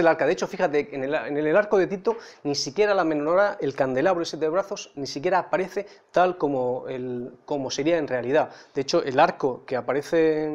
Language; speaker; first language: Spanish; native; Spanish